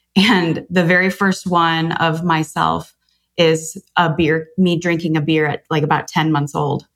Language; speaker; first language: English; native; English